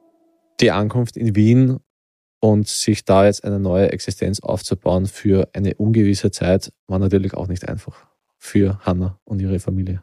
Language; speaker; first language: German; native; German